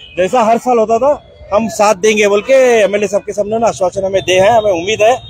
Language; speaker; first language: Hindi; non-native, local second language; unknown